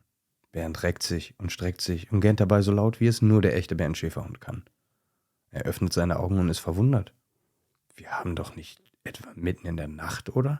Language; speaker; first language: German; native; German